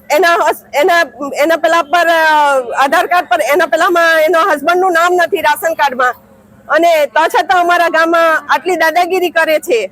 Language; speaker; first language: Gujarati; native; Gujarati